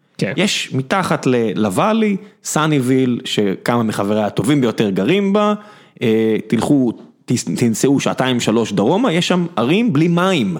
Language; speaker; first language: Hebrew; native; Hebrew